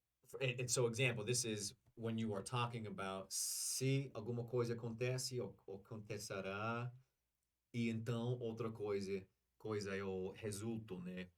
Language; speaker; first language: Portuguese; non-native, learner; English